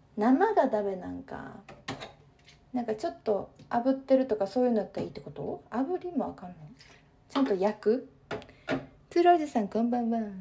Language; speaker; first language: Japanese; native; Japanese